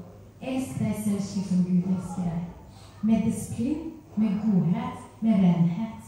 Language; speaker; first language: Norwegian; non-native, fluent; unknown